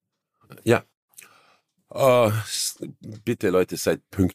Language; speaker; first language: German; non-native, fluent; Croatian